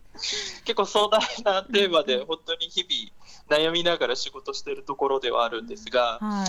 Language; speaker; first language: Japanese; early bilingual, other home language; Portuguese